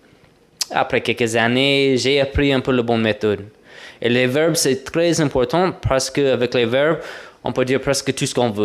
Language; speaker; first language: French; non-native, fluent; English